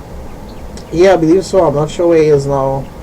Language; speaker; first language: English; native; English